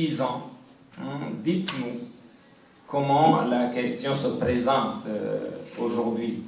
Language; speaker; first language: French; non-native, local second language; Kinyarwanda